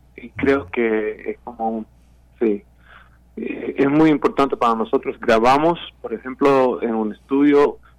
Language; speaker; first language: Spanish; non-native, fluent; Swedish